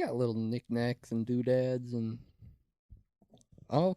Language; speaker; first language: English; native; English